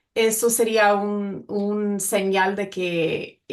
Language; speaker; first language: Spanish; early bilingual, other home language; English